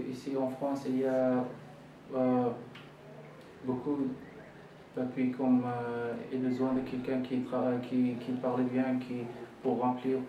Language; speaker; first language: French; non-native, learner; Arabic